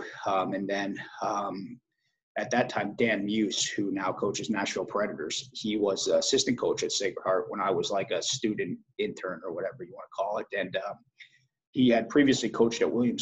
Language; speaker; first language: English; native; English